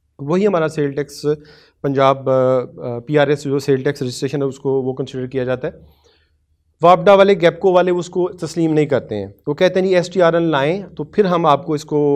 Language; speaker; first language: Urdu; non-native, local second language; Punjabi